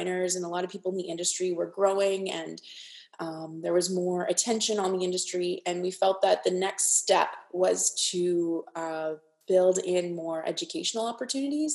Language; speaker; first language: English; native; English